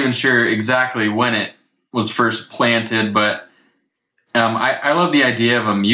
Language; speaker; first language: English; native; English